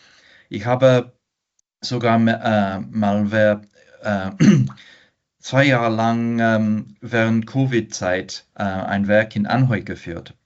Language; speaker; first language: German; non-native, fluent; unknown